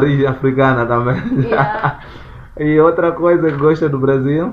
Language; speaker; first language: Portuguese; non-native, local second language; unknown